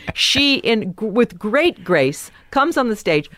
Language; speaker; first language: English; native; English